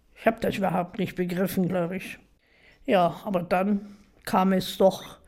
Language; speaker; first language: German; native; German